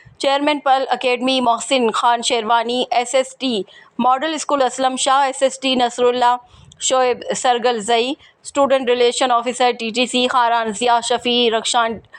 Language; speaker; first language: Urdu; non-native, local second language; Baluchi